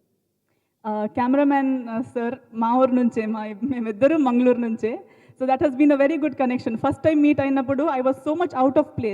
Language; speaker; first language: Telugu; non-native, local second language; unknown